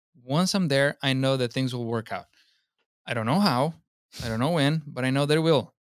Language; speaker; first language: English; non-native, fluent; Portuguese